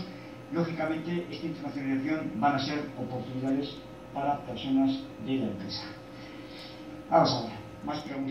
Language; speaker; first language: Spanish; native; Spanish